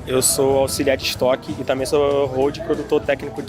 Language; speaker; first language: Portuguese; native; Portuguese